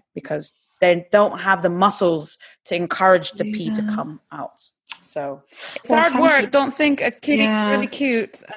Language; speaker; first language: English; non-native, fluent; Turkish